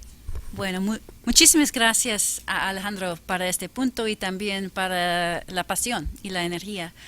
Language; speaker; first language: Spanish; non-native, fluent; English